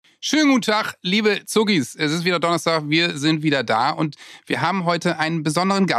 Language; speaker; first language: German; native; German